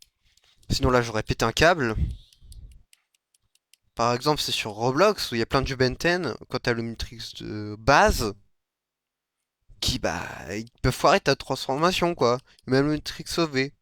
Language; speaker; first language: French; native; French